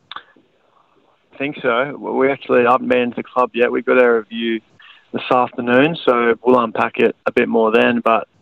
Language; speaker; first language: English; native; English